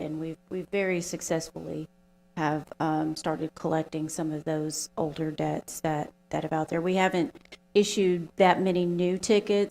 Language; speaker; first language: English; native; English